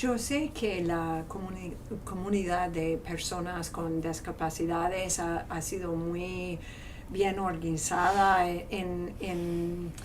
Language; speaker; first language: Spanish; non-native, fluent; English